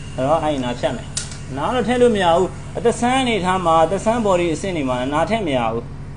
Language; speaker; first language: Burmese; native; Burmese